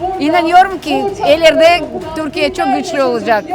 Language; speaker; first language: Turkish; non-native, learner; Ukrainian